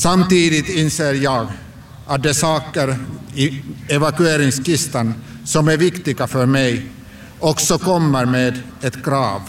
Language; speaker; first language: Swedish; non-native, local second language; Finnish